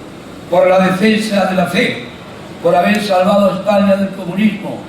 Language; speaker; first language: Spanish; native; Spanish